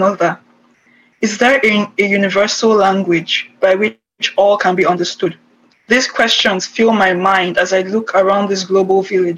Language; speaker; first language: English; non-native, local second language; Igbo